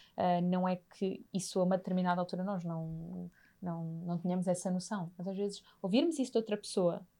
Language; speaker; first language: Portuguese; native; Portuguese